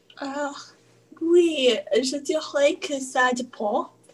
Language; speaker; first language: French; non-native, learner; English